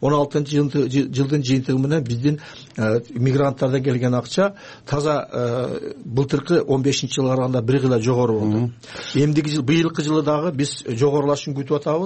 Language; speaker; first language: Kyrgyz; native; Kyrgyz